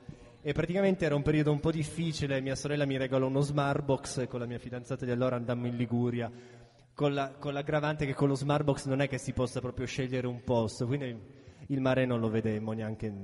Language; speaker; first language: Italian; native; Italian